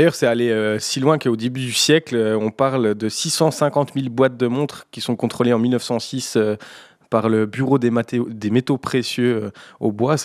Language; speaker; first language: French; native; French